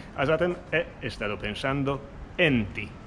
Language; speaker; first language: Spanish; non-native, fluent; Polish